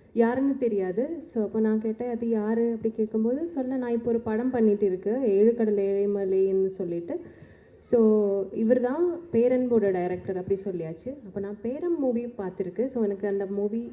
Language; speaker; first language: Tamil; non-native, learner; Malayalam